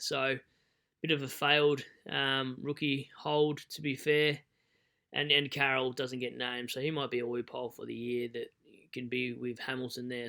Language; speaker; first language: English; native; English